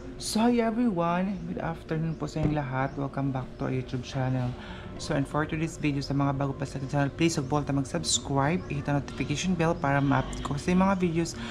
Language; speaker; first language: Filipino; non-native, local second language; Cebuano